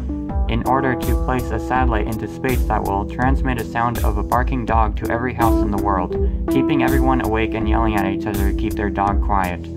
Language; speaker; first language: English; native; English